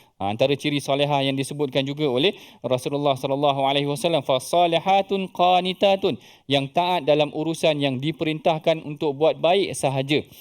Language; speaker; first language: Malay; native; Malay